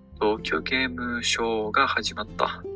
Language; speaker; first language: Japanese; non-native, learner; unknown